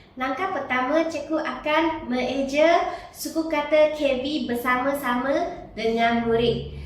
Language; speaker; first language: Malay; non-native, local second language; Chinese